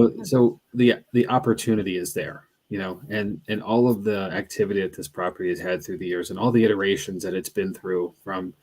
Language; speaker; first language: English; native; English